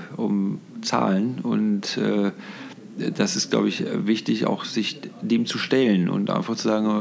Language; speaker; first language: German; native; German